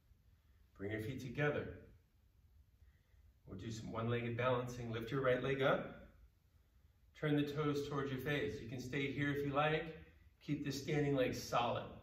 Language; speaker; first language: English; native; English